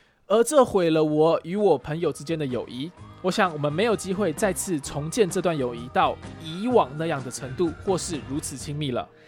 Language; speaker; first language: Chinese; early bilingual, heritage; Chinese